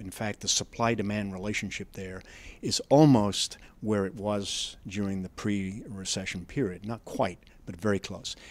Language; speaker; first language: English; native; English